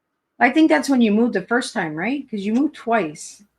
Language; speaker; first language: English; native; English